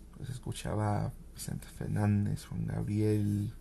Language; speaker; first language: Spanish; early bilingual, heritage; Spanish